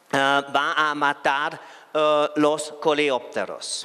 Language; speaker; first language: Spanish; non-native, fluent; German